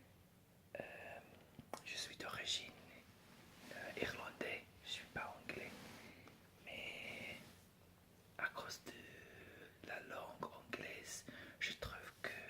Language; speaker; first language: French; non-native, fluent; English